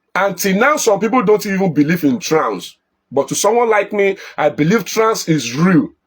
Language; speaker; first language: English; non-native, local second language; Yoruba